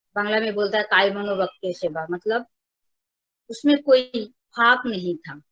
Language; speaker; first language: Hindi; non-native, local second language; Bangla